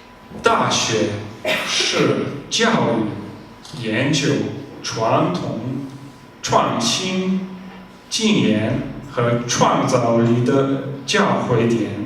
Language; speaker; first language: Chinese; non-native, fluent; Slovenian